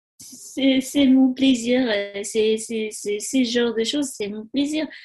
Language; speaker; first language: French; non-native, learner; Tibetan